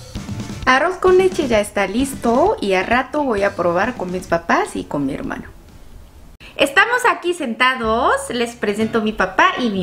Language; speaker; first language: Spanish; non-native, fluent; Korean